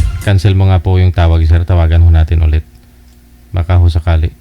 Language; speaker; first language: Filipino; native; Filipino